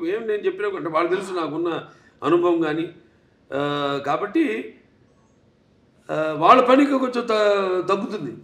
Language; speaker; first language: Telugu; native; Telugu